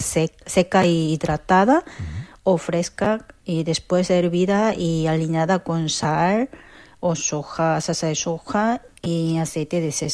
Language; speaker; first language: Spanish; non-native, learner; Korean